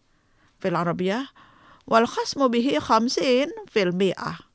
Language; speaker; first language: Arabic; non-native, learner; Indonesian